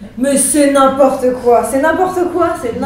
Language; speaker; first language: French; native; French